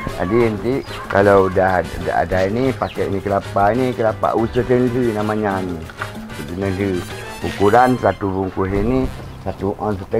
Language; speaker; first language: Malay; non-native, local second language; Achinese